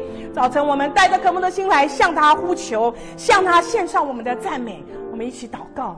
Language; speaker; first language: Chinese; native; Chinese